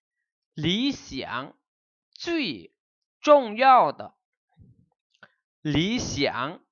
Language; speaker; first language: Chinese; non-native, fluent; Lao